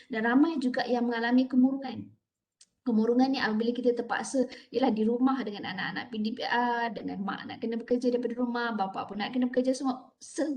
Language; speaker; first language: Malay; native; Malay